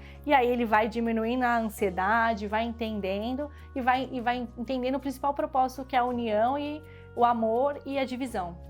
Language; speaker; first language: Portuguese; native; Portuguese